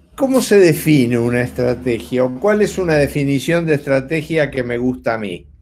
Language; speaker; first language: Spanish; native; Spanish